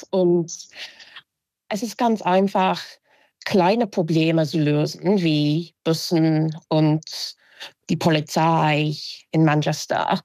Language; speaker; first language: German; non-native, fluent; English